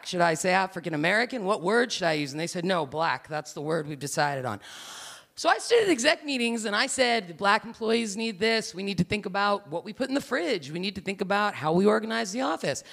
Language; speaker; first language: English; native; English